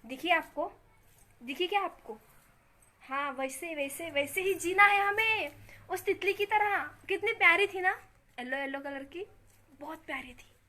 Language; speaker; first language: Hindi; non-native, local second language; Marathi